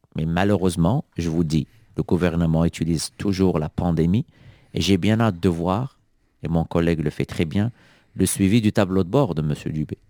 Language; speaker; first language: French; non-native, local second language; Arabic